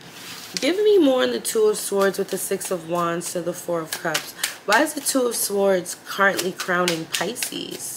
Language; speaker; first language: English; native; English